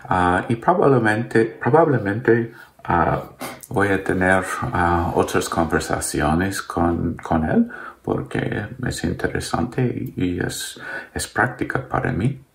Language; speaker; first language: Spanish; non-native, learner; English